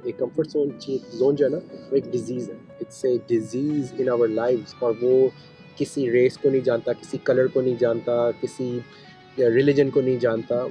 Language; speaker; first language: Urdu; native; Urdu